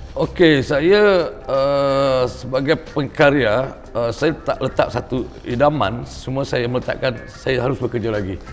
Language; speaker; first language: Malay; native; Malay